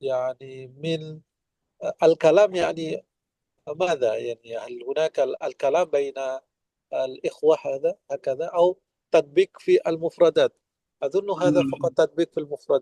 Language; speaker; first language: Arabic; non-native, learner; Indonesian